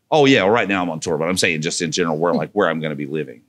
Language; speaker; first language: English; native; English